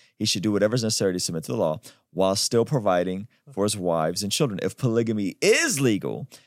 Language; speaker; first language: English; early bilingual, other home language; Armenian